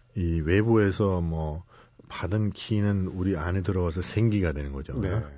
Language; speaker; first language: Korean; non-native, fluent; German